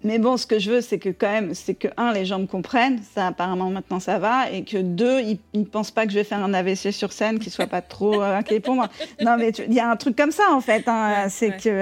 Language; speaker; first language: French; native; French